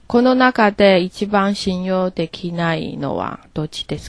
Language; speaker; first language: Japanese; non-native, learner; Chinese